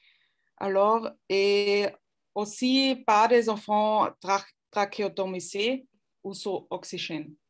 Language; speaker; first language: French; non-native, fluent; German